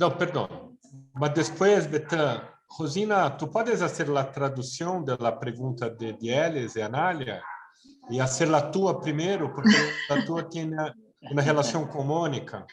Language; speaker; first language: Spanish; non-native, fluent; Portuguese